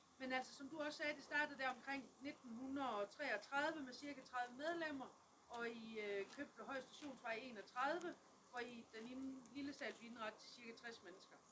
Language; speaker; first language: Danish; native; Danish